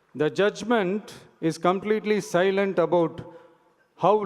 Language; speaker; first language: English; non-native, local second language; Tamil